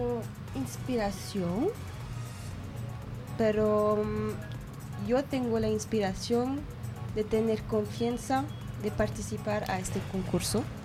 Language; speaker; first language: Spanish; non-native, fluent; French